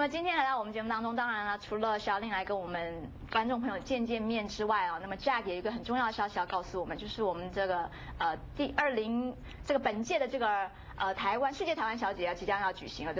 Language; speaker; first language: Chinese; native; Chinese